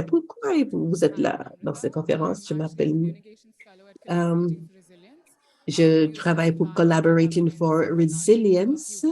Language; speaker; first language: French; non-native, fluent; English